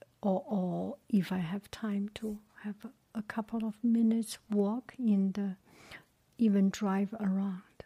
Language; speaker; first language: English; non-native, fluent; Chinese